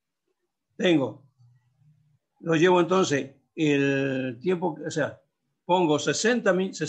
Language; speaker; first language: Spanish; native; Spanish